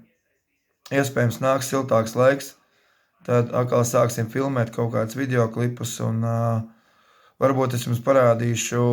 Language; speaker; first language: Latvian; native; Latvian